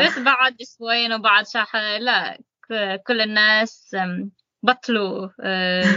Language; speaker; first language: Arabic; non-native, learner; English